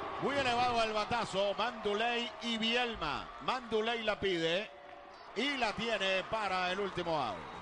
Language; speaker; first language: Spanish; native; Spanish